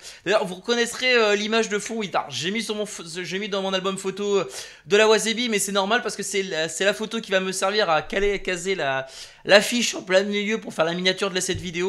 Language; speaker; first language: French; native; French